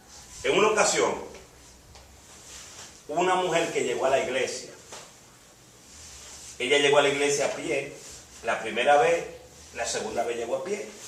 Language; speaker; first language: Spanish; native; Spanish